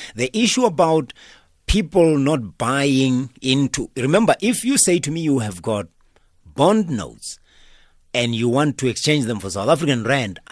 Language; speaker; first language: English; non-native, local second language; Northern Sotho